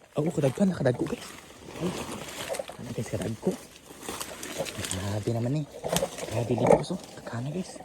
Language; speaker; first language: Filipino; non-native, local second language; Cebuano